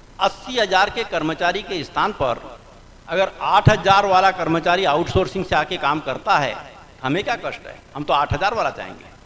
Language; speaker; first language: Hindi; native; Hindi